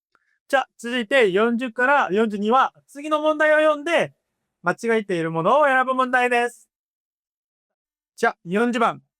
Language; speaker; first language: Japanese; non-native, fluent; Korean